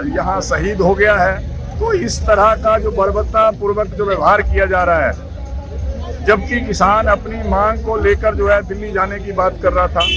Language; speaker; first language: Hindi; native; Hindi